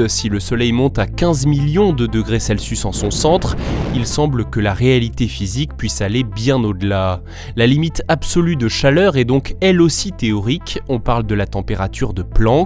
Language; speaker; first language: French; native; French